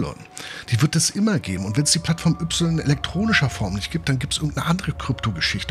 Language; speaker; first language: German; native; German